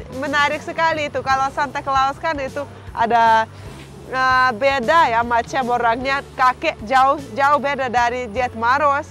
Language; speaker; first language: Indonesian; non-native, fluent; Russian